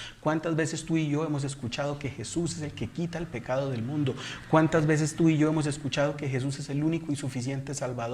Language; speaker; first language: Spanish; native; Spanish